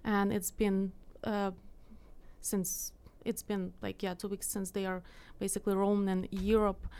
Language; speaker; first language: English; non-native, fluent; Ukrainian